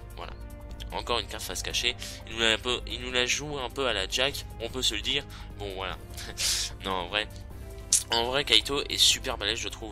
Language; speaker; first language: French; native; French